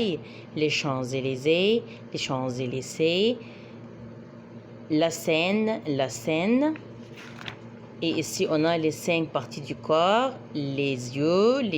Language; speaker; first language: French; non-native, fluent; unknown